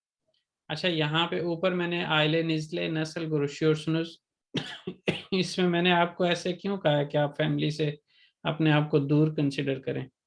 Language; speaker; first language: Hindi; native; Hindi